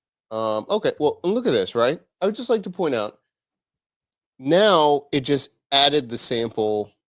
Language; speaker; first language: English; native; English